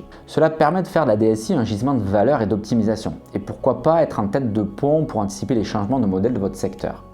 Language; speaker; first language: French; native; French